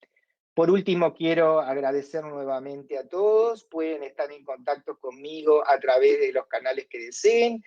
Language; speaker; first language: Spanish; native; Spanish